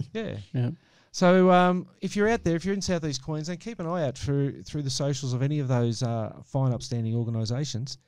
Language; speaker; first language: English; native; English